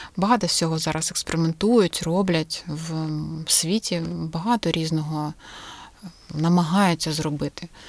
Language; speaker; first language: Ukrainian; non-native, local second language; Russian